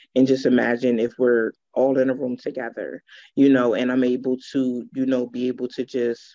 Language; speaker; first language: English; native; English